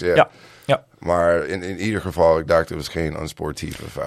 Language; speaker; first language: Dutch; non-native, learner; English